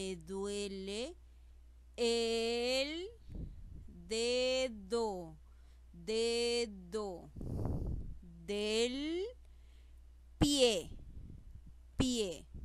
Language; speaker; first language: Spanish; native; Spanish